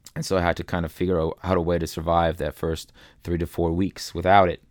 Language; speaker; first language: English; early bilingual, other home language; German